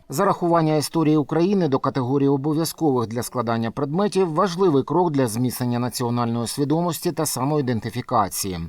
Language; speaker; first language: Ukrainian; native; Ukrainian